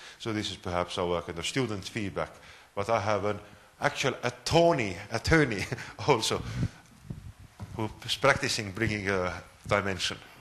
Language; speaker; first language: English; non-native, fluent; Estonian